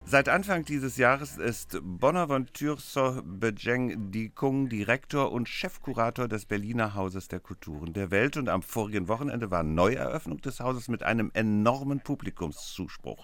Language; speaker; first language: German; native; German